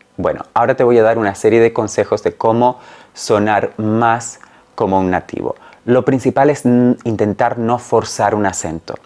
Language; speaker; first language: Spanish; native; Spanish